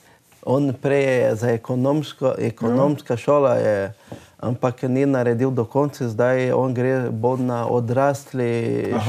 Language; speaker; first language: Slovenian; non-native, learner; Portuguese